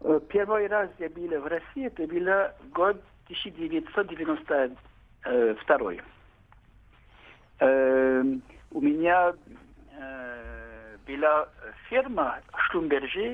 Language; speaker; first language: Russian; non-native, learner; French